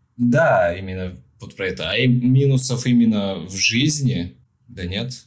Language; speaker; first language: Russian; non-native, local second language; Tajik